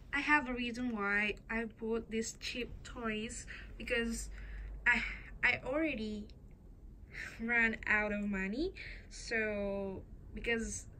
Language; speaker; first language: English; non-native, learner; Indonesian